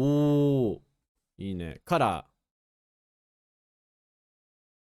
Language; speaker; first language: Japanese; non-native, fluent; English